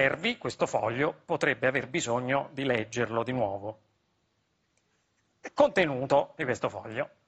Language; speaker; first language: Italian; native; Italian